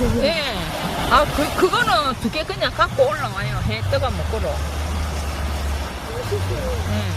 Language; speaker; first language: Korean; native; Korean